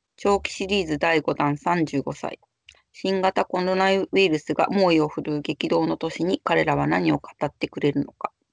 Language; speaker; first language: Japanese; native; Japanese